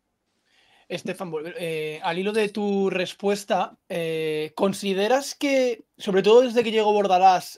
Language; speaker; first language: Spanish; native; Spanish